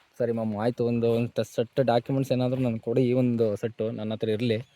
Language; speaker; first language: Kannada; native; Kannada